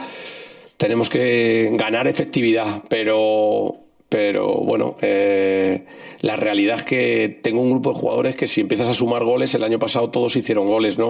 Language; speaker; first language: Spanish; native; Spanish